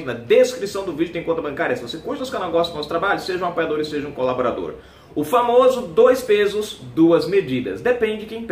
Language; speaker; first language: Portuguese; native; Portuguese